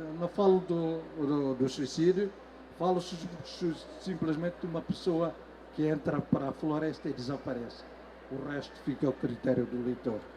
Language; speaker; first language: Portuguese; non-native, local second language; Tetum